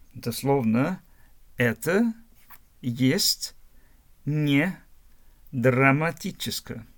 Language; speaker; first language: Russian; non-native, learner; German